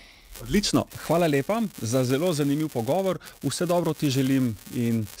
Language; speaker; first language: Slovenian; native; Slovenian